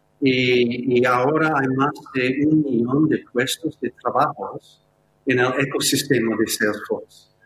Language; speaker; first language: Spanish; non-native, fluent; English